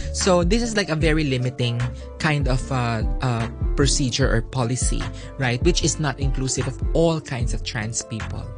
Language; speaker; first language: English; non-native, local second language; Filipino